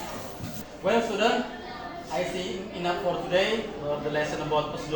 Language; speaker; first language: English; non-native, learner; Indonesian